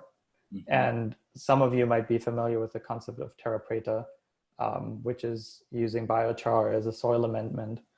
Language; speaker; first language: English; non-native, fluent; German